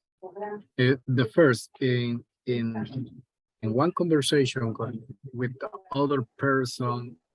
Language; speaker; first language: English; non-native, learner; Spanish